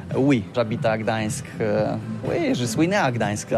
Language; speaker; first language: French; non-native, learner; Polish